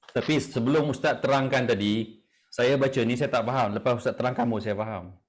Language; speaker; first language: Malay; native; Malay